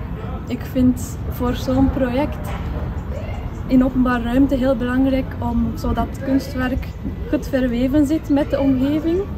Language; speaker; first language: Dutch; non-native, fluent; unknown